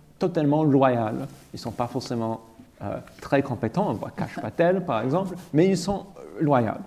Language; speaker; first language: French; non-native, fluent; English